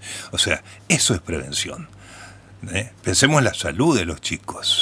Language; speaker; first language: Spanish; native; Spanish